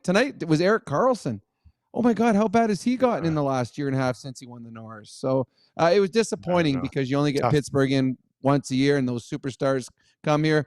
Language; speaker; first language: English; native; English